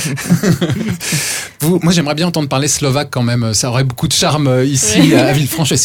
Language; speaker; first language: French; native; French